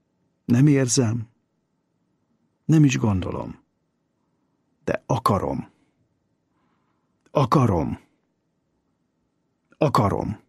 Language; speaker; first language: Hungarian; native; Hungarian